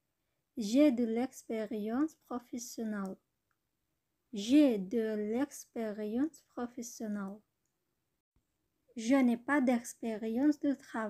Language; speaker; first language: French; non-native, learner; Bangla